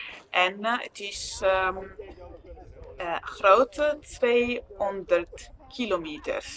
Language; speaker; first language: Dutch; non-native, fluent; Italian